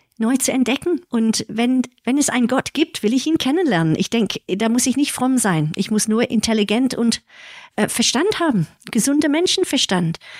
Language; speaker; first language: German; early bilingual, heritage; English